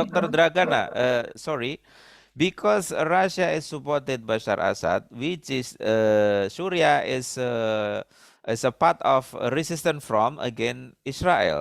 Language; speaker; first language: English; non-native, learner; Indonesian